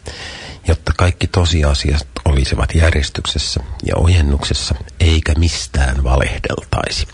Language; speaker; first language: Finnish; native; Finnish